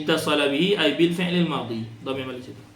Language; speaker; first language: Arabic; non-native, fluent; Malay